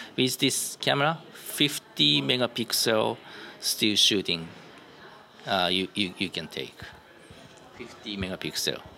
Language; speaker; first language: English; non-native, learner; Japanese